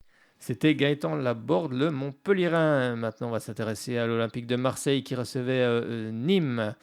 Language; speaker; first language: French; native; French